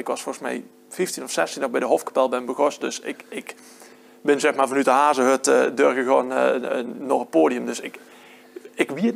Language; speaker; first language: Dutch; native; Dutch